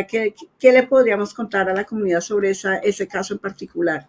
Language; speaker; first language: Spanish; native; Spanish